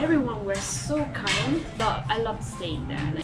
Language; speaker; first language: English; non-native, fluent; Italian